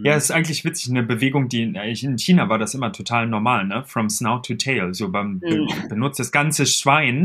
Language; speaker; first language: German; native; German